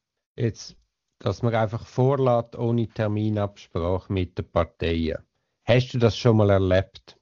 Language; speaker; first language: German; native; German